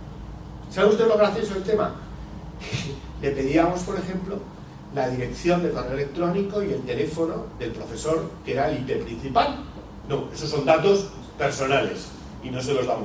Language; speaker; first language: Spanish; native; Spanish